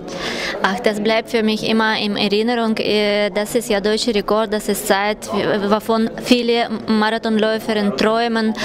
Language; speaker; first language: German; non-native, fluent; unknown